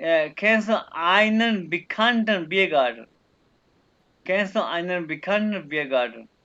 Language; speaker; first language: German; non-native, fluent; Urdu